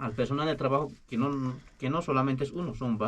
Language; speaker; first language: Spanish; native; Spanish